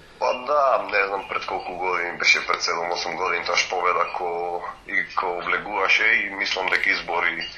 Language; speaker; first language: Macedonian; native; Macedonian